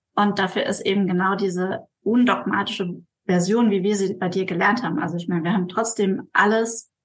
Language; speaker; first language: German; native; German